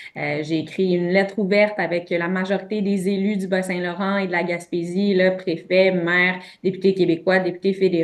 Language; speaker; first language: French; native; French